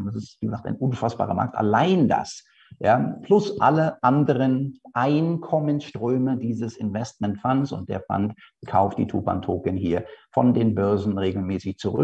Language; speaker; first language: German; native; German